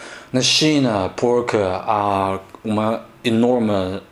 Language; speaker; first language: Portuguese; non-native, learner; Chinese